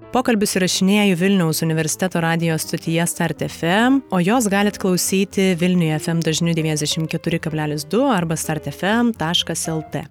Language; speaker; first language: Lithuanian; native; Lithuanian